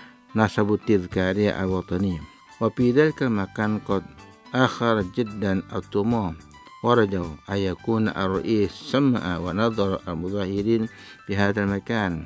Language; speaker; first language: Arabic; non-native, fluent; Indonesian